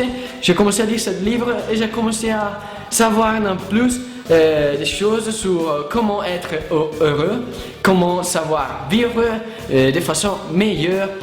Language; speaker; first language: French; non-native, learner; Italian